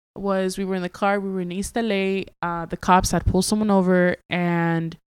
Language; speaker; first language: English; early bilingual, other home language; Spanish